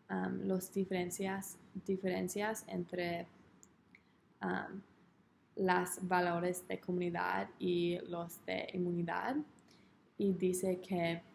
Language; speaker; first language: Spanish; non-native, learner; English